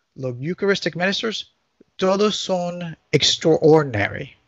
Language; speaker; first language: Spanish; early bilingual, heritage; Spanish